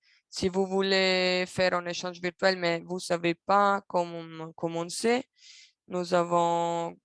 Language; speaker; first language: French; non-native, local second language; Italian